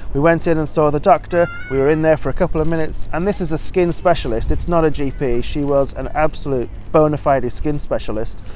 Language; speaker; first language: English; native; English